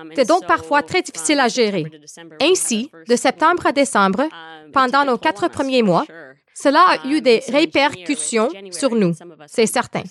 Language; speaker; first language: French; native; French